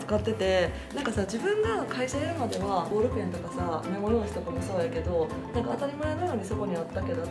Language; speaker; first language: Japanese; native; Japanese